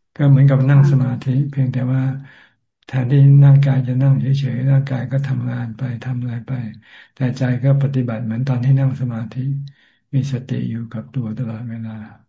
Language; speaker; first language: Thai; native; Thai